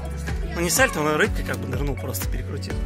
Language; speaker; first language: Russian; native; Russian